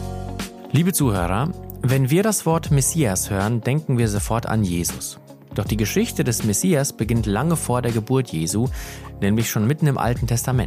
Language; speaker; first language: German; native; German